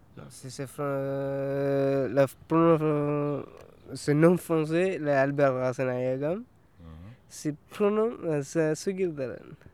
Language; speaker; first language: French; non-native, learner; Tamil